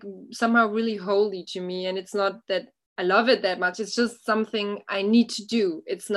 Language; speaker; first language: English; non-native, fluent; German